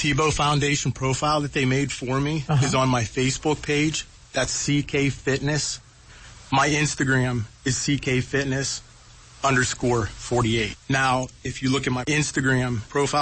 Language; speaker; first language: English; native; English